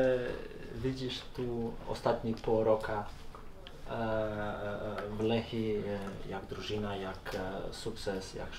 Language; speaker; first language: Polish; non-native, learner; Serbian